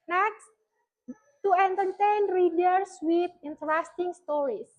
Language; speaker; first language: English; non-native, fluent; Indonesian